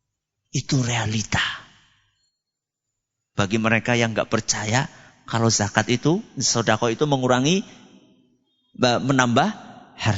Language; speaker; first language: Indonesian; non-native, local second language; Javanese